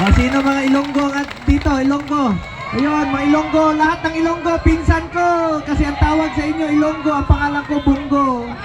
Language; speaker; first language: Filipino; non-native, local second language; Cebuano